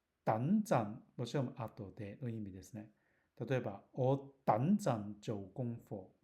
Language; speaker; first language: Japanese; non-native, learner; Cantonese